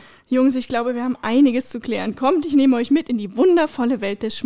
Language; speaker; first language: German; native; German